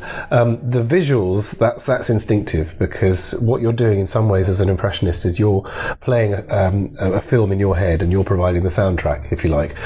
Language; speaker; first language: English; native; English